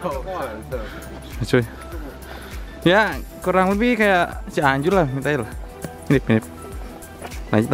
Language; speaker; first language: Indonesian; native; Indonesian